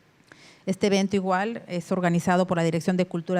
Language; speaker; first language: Spanish; native; Spanish